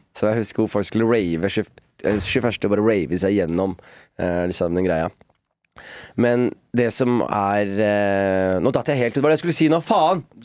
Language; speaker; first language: Norwegian; native; Norwegian